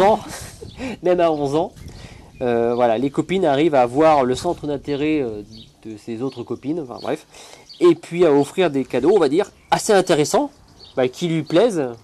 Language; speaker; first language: French; native; French